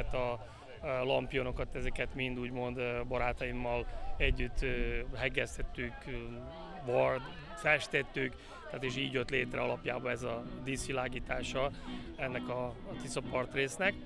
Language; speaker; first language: Hungarian; native; Hungarian